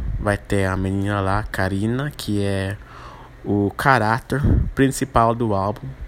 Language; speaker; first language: Portuguese; non-native, fluent; English